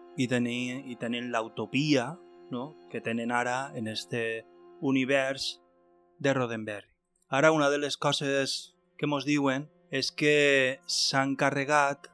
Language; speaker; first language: Catalan; native; Catalan